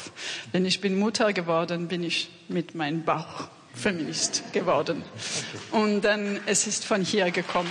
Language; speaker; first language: German; non-native, learner; French